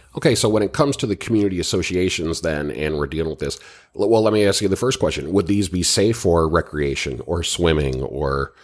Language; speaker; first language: English; native; English